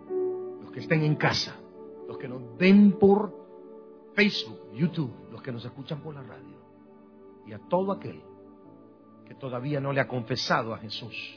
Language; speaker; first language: Spanish; native; Spanish